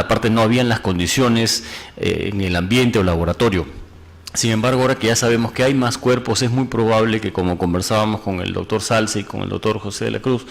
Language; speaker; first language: Spanish; native; Spanish